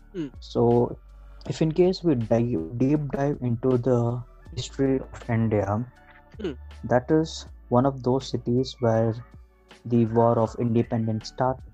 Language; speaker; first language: English; non-native, local second language; Hindi